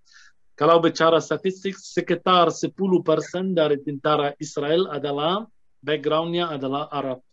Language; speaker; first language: Indonesian; non-native, fluent; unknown